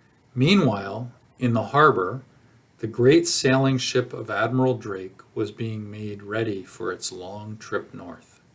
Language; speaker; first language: English; native; English